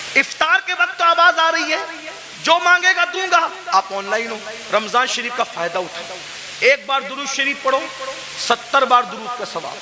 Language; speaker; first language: Urdu; native; Urdu